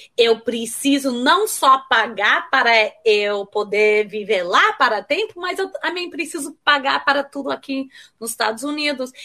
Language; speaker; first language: Portuguese; early bilingual, heritage; Portuguese